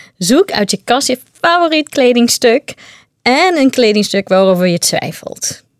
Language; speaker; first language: Dutch; non-native, fluent; Portuguese